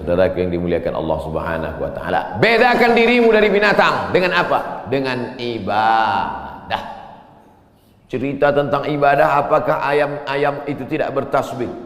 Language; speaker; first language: Malay; native; Malay